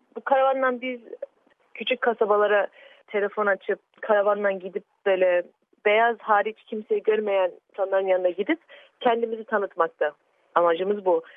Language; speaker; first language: Turkish; early bilingual, heritage; Turkish